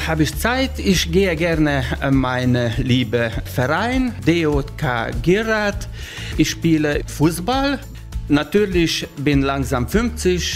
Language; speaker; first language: German; non-native, learner; Hungarian